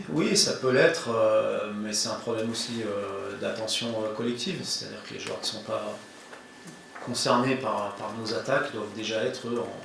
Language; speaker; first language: French; native; French